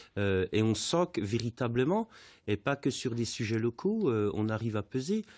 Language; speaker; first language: French; native; French